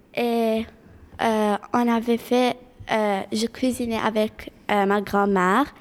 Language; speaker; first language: French; early bilingual, other home language; Arabic